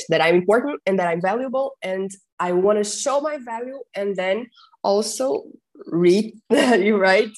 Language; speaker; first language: English; non-native, fluent; Portuguese